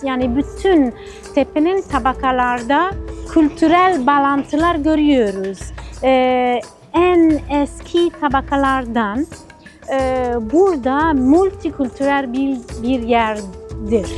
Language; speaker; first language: Turkish; non-native, fluent; Italian